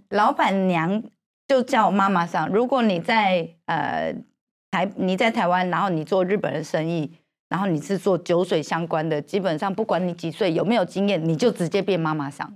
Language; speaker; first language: Chinese; native; Chinese